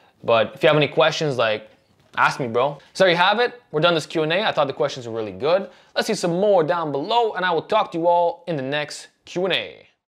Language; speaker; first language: English; native; English